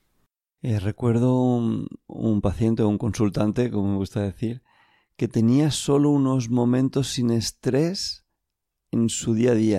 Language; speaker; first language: Spanish; native; Spanish